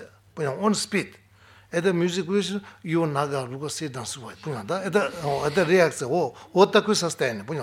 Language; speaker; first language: Russian; non-native, learner; Tibetan